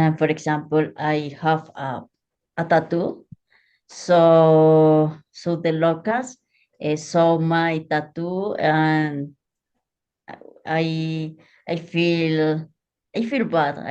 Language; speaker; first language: English; non-native, learner; Spanish